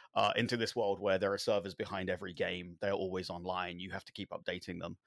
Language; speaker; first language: English; native; English